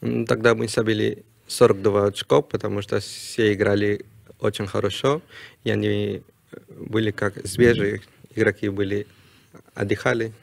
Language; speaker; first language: Russian; non-native, learner; Spanish